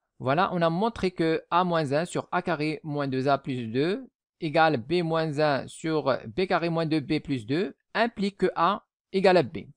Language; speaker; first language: French; non-native, local second language; Arabic